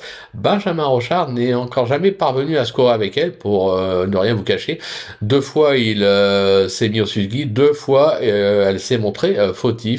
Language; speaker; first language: French; native; French